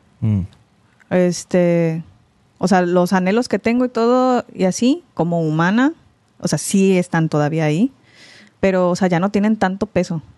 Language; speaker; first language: Spanish; early bilingual, other home language; Korean